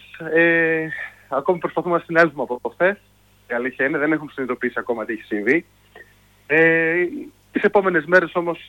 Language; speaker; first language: Greek; native; Greek